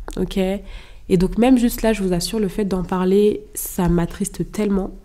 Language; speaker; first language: French; non-native, local second language; Lingala